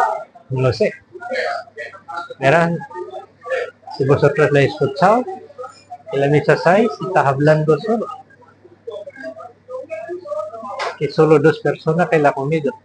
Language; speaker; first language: Spanish; non-native, learner; Filipino